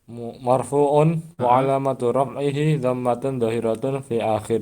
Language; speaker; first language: Arabic; non-native, learner; Indonesian